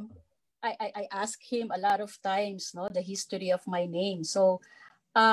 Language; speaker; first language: English; non-native, local second language; Filipino